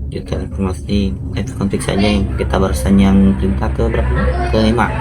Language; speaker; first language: Indonesian; native; Indonesian